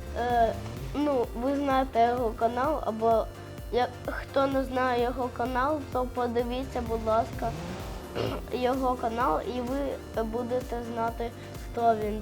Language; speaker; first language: Ukrainian; native; Ukrainian